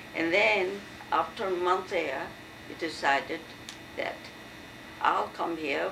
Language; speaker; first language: English; non-native, fluent; French